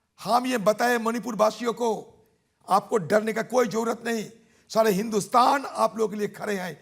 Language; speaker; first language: Hindi; non-native, local second language; Bangla